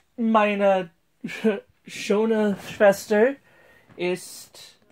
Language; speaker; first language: German; non-native, learner; English